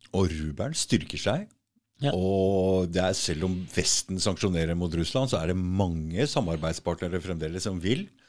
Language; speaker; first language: Norwegian; native; Norwegian